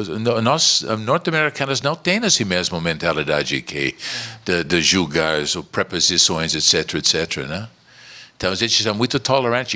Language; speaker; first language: Portuguese; non-native, learner; English